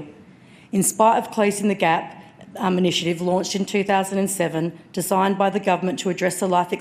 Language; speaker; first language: English; native; English